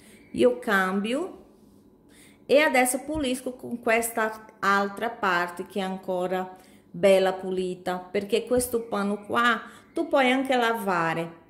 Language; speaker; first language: Italian; non-native, fluent; Portuguese